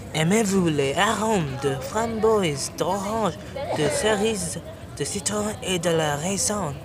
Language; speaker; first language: French; non-native, learner; English